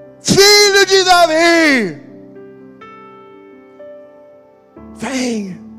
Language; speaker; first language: Portuguese; non-native, fluent; English